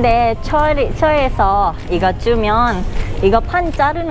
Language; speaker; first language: Korean; non-native, learner; Thai